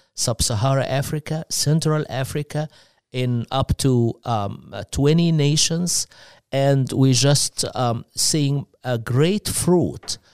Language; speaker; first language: English; non-native, fluent; Arabic